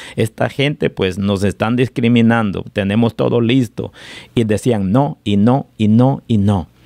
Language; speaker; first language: Spanish; native; Spanish